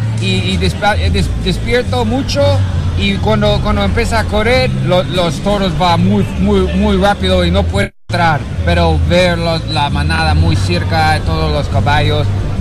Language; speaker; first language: Spanish; non-native, learner; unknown